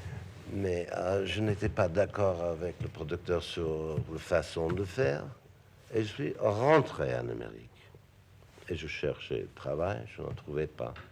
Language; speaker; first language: French; non-native, fluent; English